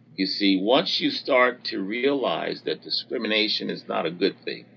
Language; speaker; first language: English; native; English